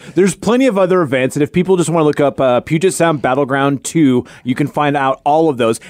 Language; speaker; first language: English; native; English